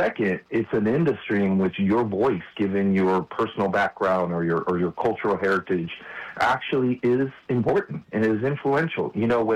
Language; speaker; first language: English; native; English